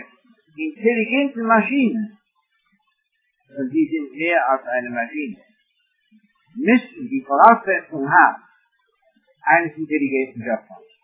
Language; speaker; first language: German; non-native, fluent; English